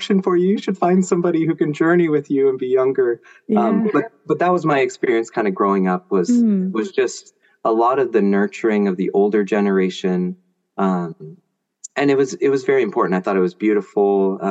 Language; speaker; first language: English; native; English